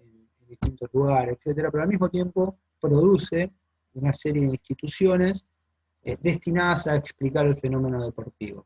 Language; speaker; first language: Spanish; native; Spanish